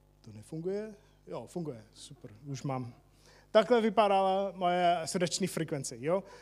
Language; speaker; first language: Czech; non-native, fluent; English